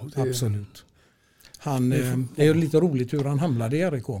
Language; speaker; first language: Swedish; native; Swedish